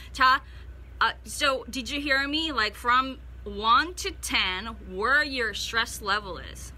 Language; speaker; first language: English; non-native, fluent; Korean